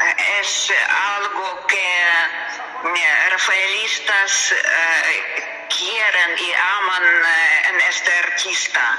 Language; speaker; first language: Spanish; non-native, learner; Russian